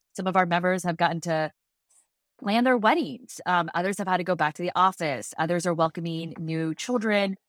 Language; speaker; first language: English; native; English